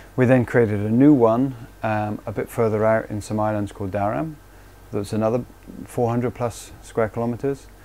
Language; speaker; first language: English; native; English